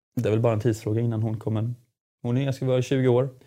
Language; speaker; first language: Swedish; native; Swedish